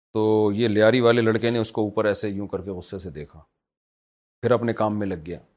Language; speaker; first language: Urdu; native; Urdu